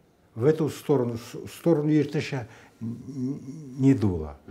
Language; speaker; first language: Russian; native; Russian